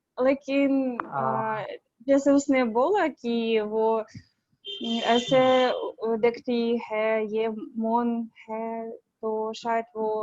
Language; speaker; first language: Hindi; non-native, learner; Russian